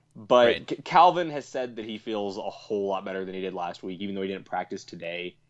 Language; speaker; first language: English; native; English